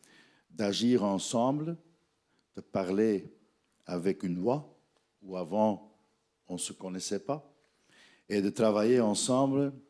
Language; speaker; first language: French; non-native, fluent; Dutch